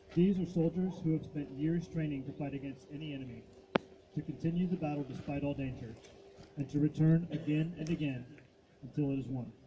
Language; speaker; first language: English; native; English